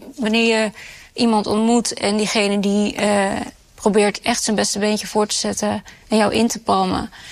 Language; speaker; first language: Dutch; early bilingual, other home language; Urdu